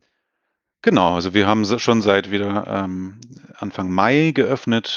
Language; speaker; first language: German; native; German